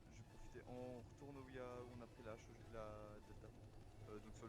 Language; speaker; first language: French; native; French